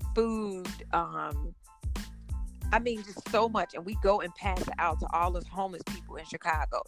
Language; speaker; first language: English; native; English